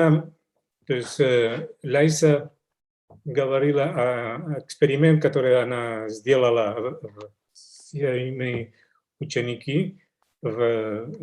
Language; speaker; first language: Russian; non-native, learner; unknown